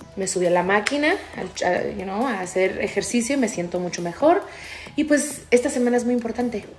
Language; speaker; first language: Spanish; early bilingual, other home language; English